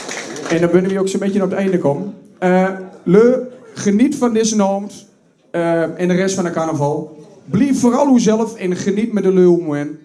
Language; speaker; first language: Dutch; native; Dutch